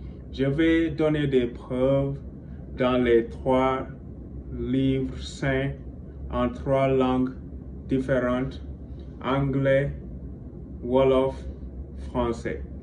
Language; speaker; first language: French; non-native, local second language; Wolof